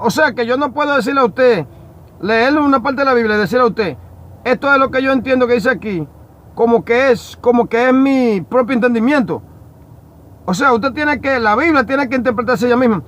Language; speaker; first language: Spanish; native; Spanish